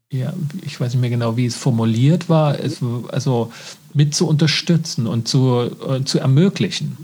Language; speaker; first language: German; native; German